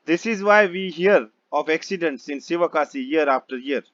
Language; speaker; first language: English; non-native, local second language; Gujarati